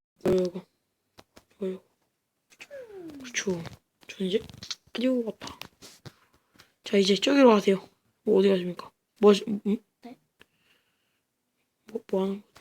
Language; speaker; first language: Korean; native; Korean